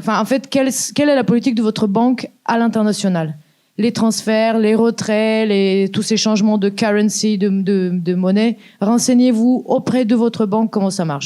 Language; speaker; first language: French; native; French